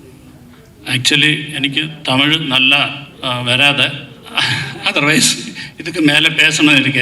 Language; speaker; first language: Tamil; non-native, learner; Malayalam